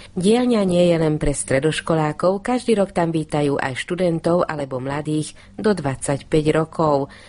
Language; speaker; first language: Slovak; non-native, local second language; Hungarian